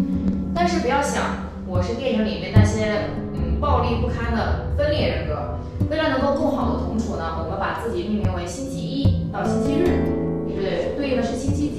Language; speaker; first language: Chinese; native; Chinese